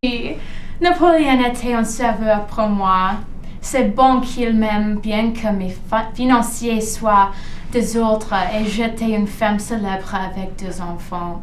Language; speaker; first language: French; non-native, learner; English